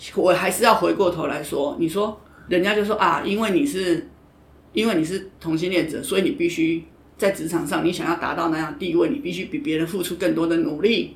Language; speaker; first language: Chinese; native; Chinese